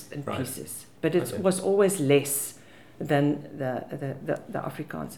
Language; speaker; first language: English; non-native, local second language; Afrikaans